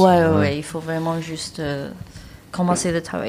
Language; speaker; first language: French; non-native, learner; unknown